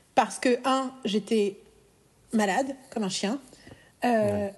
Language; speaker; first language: French; native; French